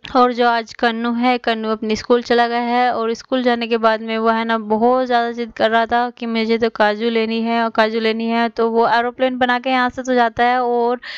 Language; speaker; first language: Hindi; native; Hindi